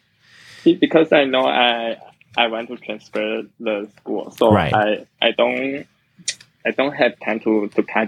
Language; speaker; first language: English; non-native, learner; Chinese